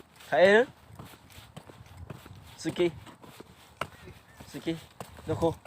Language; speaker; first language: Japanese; non-native, learner; Lao